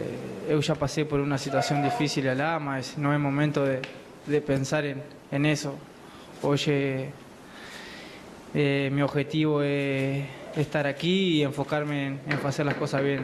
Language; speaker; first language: Portuguese; non-native, learner; Spanish